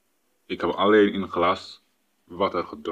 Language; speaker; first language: Dutch; non-native, fluent; Tigrinya